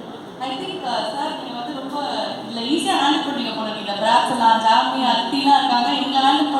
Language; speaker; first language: Tamil; native; Tamil